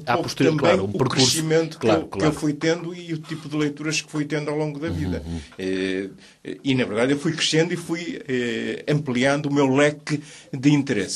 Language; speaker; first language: Portuguese; native; Portuguese